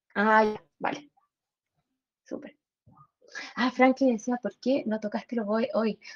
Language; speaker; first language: Spanish; native; Spanish